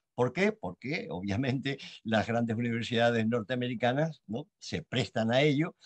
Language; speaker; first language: Spanish; native; Spanish